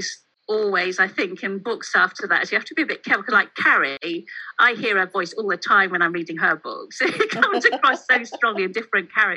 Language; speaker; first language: English; native; English